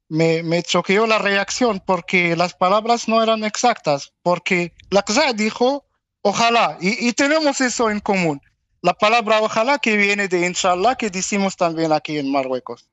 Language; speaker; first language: Spanish; non-native, fluent; Arabic